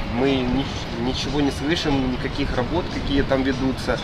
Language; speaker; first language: Russian; native; Russian